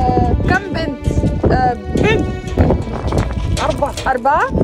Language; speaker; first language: Arabic; non-native, learner; English